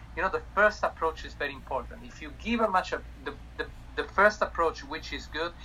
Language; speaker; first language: English; non-native, fluent; Italian